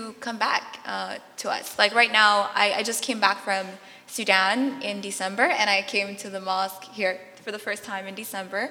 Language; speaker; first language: English; early bilingual, other home language; Arabic